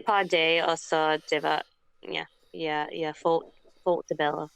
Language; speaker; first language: Danish; non-native, learner; English